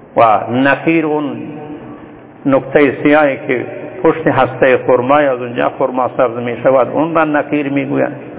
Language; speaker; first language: Persian; non-native, local second language; Turkmen